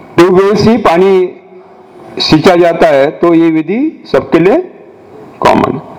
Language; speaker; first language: Hindi; non-native, local second language; Marathi